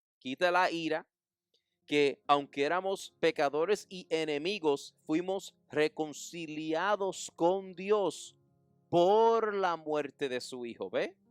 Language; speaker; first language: Spanish; early bilingual, heritage; English